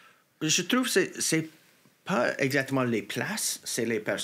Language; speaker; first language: French; non-native, local second language; English